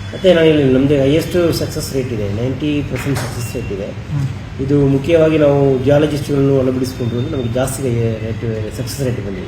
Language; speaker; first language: Kannada; native; Kannada